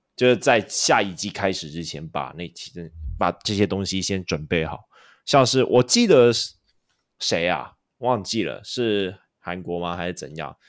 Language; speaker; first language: Chinese; non-native, local second language; Cantonese